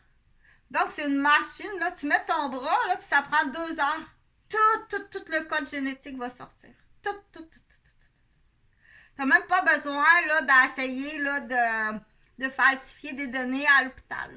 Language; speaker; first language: French; native; French